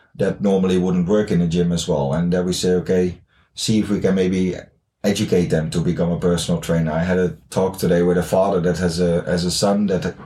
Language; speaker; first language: English; non-native, fluent; Dutch